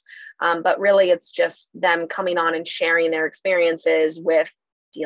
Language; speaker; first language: English; native; English